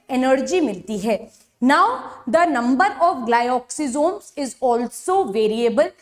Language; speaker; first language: Hindi; native; Hindi